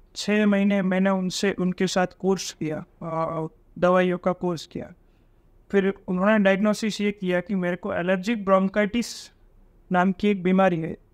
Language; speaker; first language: Hindi; non-native, local second language; Gujarati